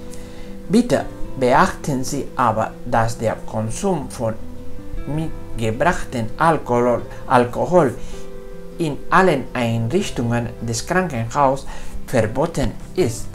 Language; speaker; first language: German; non-native, fluent; Spanish